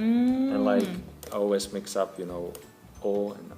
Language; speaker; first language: English; non-native, fluent; Finnish